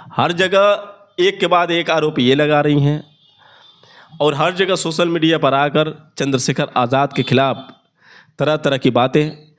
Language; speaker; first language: Hindi; native; Hindi